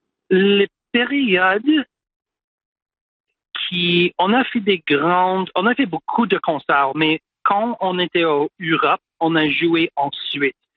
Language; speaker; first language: French; non-native, local second language; English